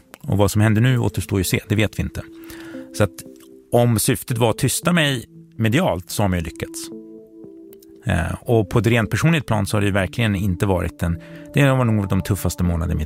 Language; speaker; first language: Swedish; native; Swedish